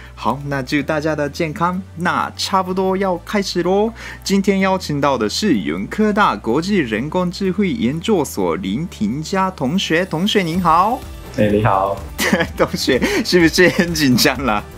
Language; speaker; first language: Chinese; non-native, fluent; Japanese